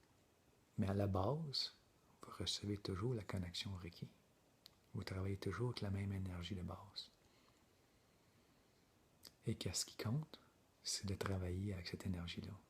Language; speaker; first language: French; native; French